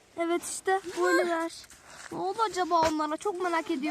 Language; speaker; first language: Turkish; native; Turkish